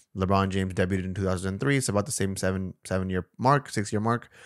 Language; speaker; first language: English; non-native, local second language; Urdu